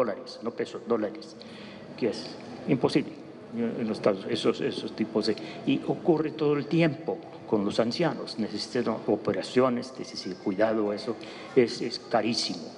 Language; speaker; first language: Spanish; non-native, fluent; English